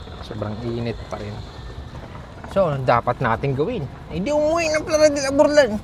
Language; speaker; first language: Filipino; native; Filipino